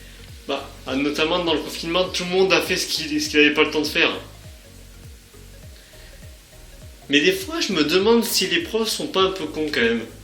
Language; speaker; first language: French; native; French